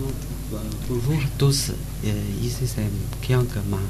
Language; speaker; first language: French; non-native, learner; Chinese